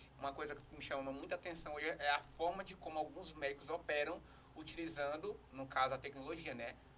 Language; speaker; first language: Portuguese; native; Portuguese